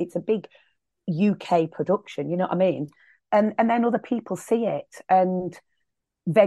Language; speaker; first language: English; native; English